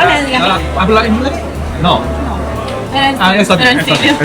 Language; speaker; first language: Spanish; non-native, learner; Korean